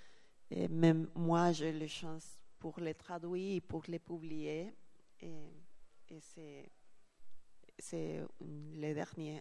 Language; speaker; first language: French; non-native, learner; Spanish